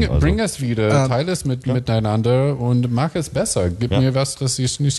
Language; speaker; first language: German; non-native, fluent; English